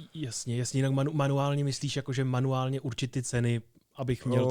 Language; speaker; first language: Czech; native; Czech